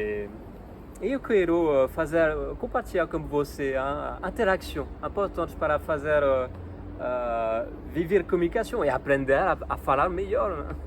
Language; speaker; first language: Portuguese; non-native, learner; French